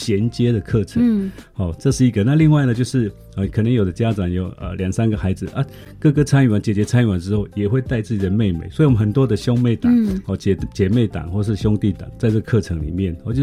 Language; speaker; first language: Chinese; non-native, local second language; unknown